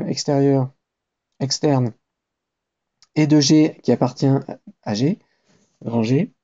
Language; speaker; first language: French; native; French